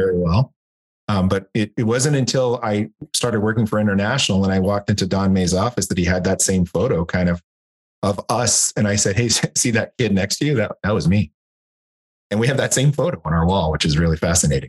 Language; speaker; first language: English; native; English